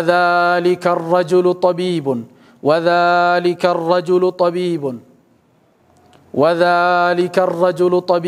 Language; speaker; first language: Arabic; non-native, fluent; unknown